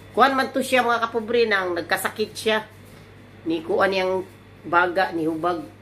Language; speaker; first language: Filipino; non-native, local second language; Cebuano